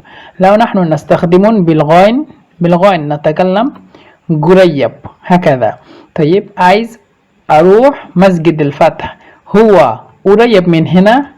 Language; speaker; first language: Arabic; non-native, fluent; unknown